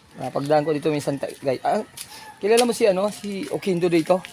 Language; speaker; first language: Filipino; non-native, local second language; Bikol